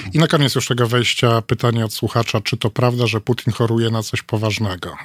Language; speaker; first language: Polish; native; Polish